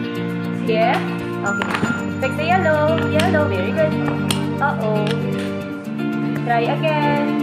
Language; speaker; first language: English; non-native, local second language; Filipino